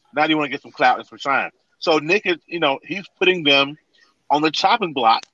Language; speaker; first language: English; native; English